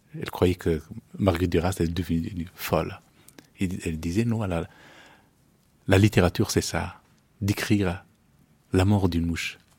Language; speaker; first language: French; non-native, fluent; Persian